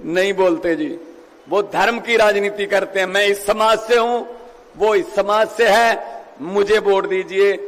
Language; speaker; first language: Hindi; non-native, local second language; Punjabi